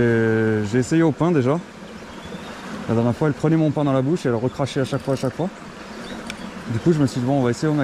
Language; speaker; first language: French; native; French